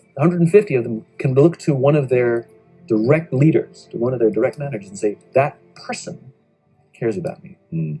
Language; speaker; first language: English; native; English